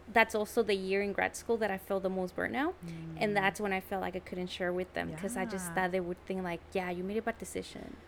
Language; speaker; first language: English; early bilingual, other home language; Spanish